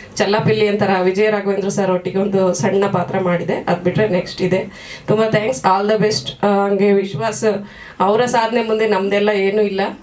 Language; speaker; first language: Kannada; native; Kannada